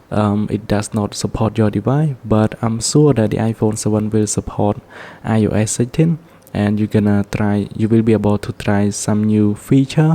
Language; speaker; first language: English; non-native, learner; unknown